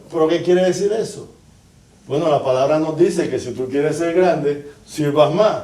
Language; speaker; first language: Spanish; native; Spanish